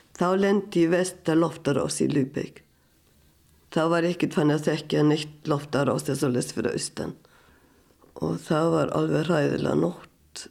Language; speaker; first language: Icelandic; non-native, fluent; German